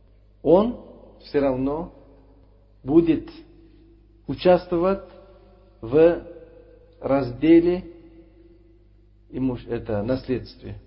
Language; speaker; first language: Russian; non-native, fluent; Uzbek